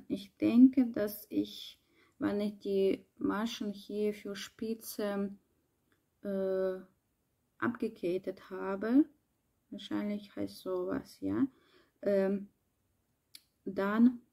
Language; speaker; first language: German; non-native, learner; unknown